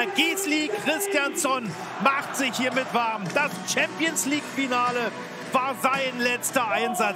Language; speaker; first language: German; native; German